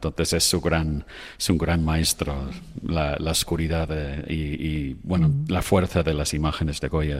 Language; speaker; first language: Spanish; non-native, fluent; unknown